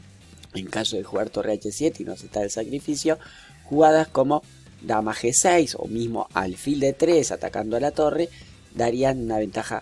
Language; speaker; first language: Spanish; native; Spanish